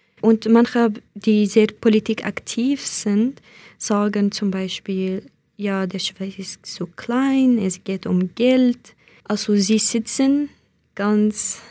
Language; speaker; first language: German; non-native, learner; Central Kurdish